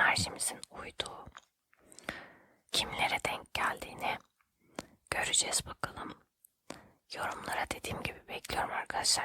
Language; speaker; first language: Turkish; native; Turkish